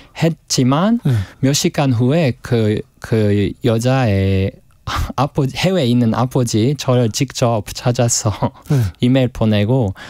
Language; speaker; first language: Korean; non-native, fluent; English